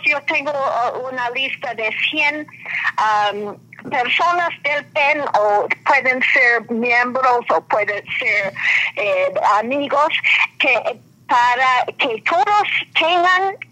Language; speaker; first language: Spanish; non-native, fluent; English